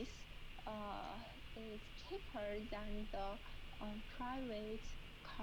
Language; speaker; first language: English; non-native, learner; Chinese